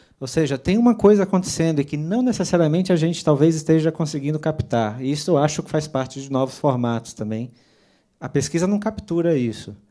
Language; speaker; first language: Portuguese; native; Portuguese